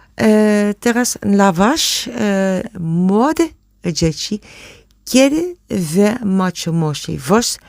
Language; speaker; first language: Polish; non-native, learner; German